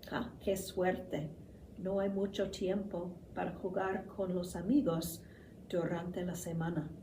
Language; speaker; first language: Spanish; non-native, fluent; English